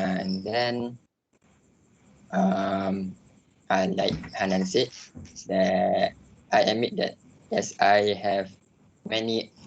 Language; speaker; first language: English; non-native, local second language; Malay